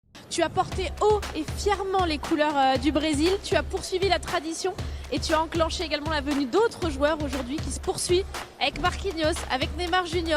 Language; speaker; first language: French; native; French